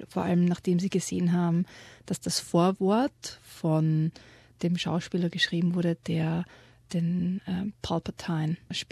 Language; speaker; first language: German; native; German